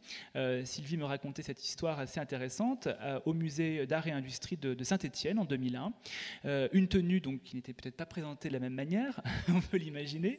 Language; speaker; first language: French; native; French